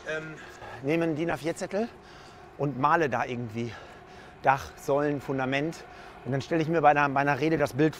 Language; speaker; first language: German; native; German